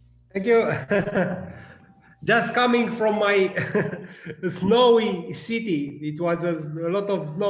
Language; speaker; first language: English; non-native, learner; Romanian